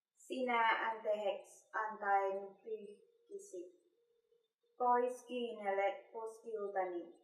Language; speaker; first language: Finnish; non-native, learner; Vietnamese